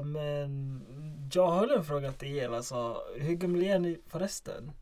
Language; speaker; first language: Swedish; non-native, local second language; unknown